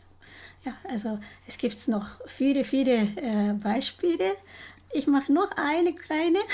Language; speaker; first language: German; non-native, learner; Japanese